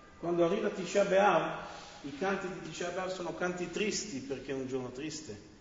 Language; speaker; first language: Italian; non-native, fluent; Hebrew